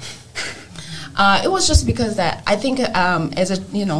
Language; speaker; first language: English; non-native, fluent; Korean